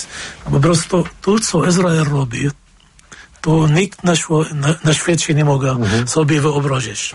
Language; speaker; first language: Polish; non-native, fluent; Arabic